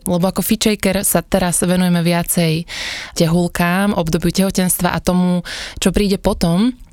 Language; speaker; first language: Slovak; native; Slovak